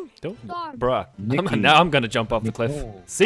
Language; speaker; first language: English; native; English